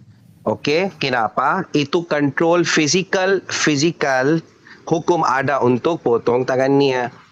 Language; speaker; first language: Indonesian; non-native, learner; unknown